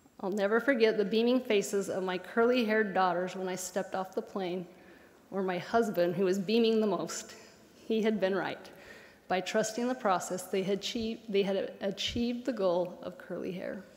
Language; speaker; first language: English; native; English